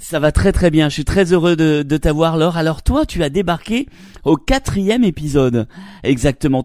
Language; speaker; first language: French; native; French